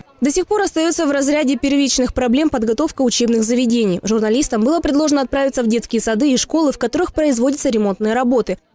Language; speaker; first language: Russian; native; Russian